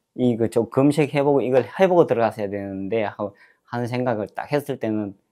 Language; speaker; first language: Korean; native; Korean